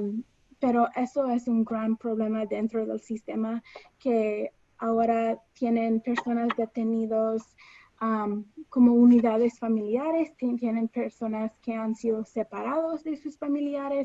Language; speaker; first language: Spanish; non-native, fluent; English